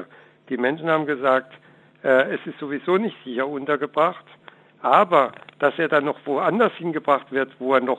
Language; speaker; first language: German; native; German